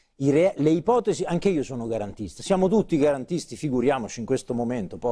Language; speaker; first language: Italian; native; Italian